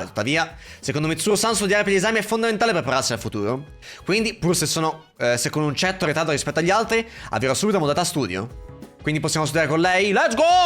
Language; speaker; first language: Italian; native; Italian